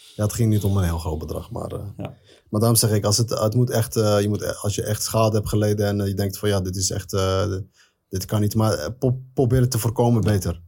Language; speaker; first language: Dutch; early bilingual, other home language; Arabic